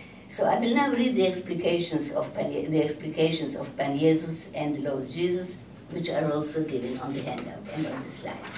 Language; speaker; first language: English; non-native, fluent; Polish